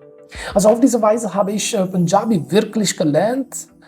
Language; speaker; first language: German; non-native, fluent; Haryanvi